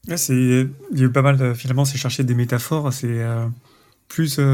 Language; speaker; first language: French; native; French